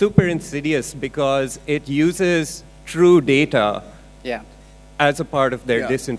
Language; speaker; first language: English; non-native, local second language; Urdu